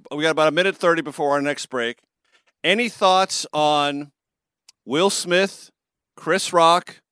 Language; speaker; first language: English; native; English